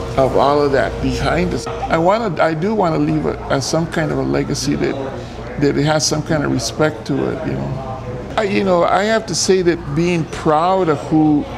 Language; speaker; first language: English; early bilingual, other home language; Spanish